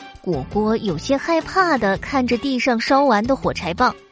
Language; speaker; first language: Chinese; native; Chinese